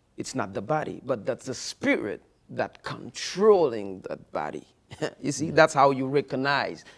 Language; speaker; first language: English; non-native, fluent; Haitian Creole